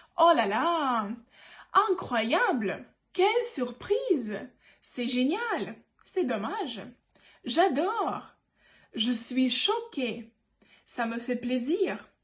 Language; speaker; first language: French; non-native, fluent; Ukrainian